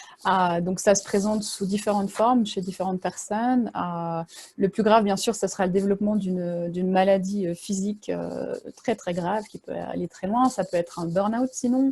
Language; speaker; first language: French; native; French